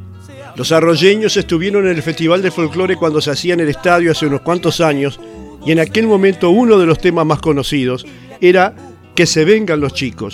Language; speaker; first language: Spanish; native; Spanish